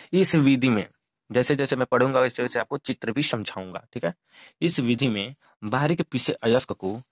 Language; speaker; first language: Hindi; native; Hindi